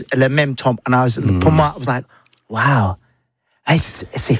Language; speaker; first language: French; non-native, learner; English